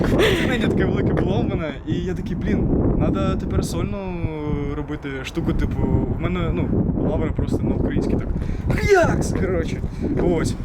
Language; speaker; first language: Ukrainian; non-native, local second language; Russian